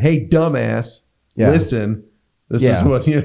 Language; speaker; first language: English; native; English